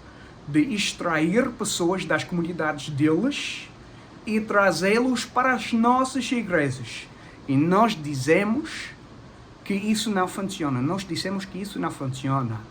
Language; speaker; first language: Portuguese; non-native, fluent; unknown